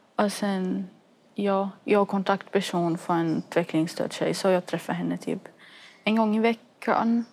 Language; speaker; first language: Swedish; non-native, fluent; Arabic